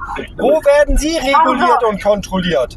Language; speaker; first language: German; native; German